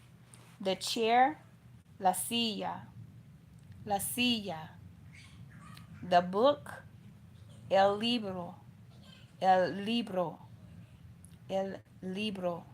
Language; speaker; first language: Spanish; non-native, learner; English